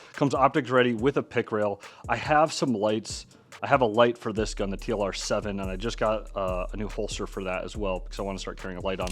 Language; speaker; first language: English; native; English